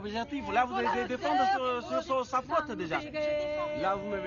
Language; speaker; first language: French; native; French